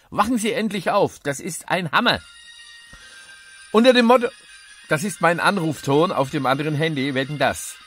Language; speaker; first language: German; native; German